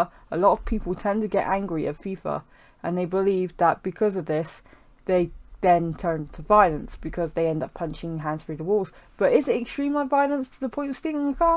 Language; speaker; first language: English; native; English